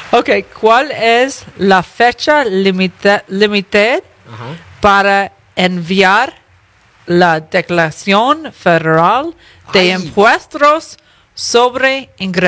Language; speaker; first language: Spanish; early bilingual, other home language; English